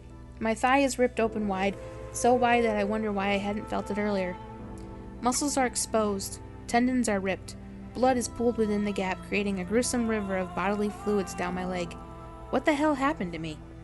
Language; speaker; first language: English; native; English